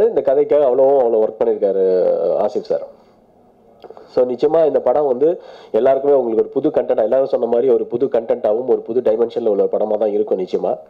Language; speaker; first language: Tamil; native; Tamil